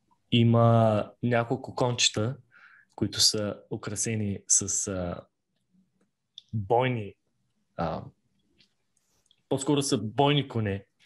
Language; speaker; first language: Bulgarian; native; Bulgarian